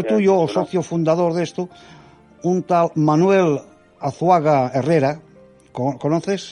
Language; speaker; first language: Spanish; non-native, local second language; Catalan